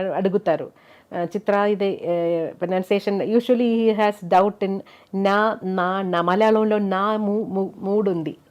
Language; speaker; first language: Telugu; non-native, local second language; Malayalam